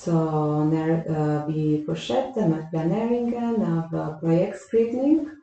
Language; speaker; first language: Swedish; non-native, fluent; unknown